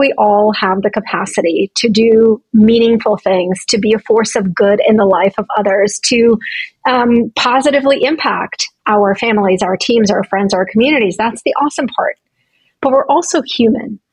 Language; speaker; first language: English; non-native, fluent; Russian